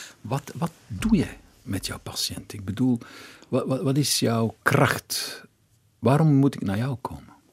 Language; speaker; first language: Dutch; native; Dutch